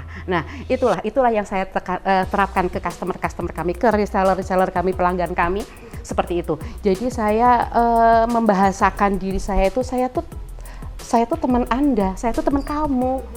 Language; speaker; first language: Indonesian; native; Indonesian